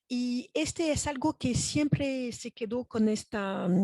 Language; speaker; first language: Spanish; non-native, fluent; French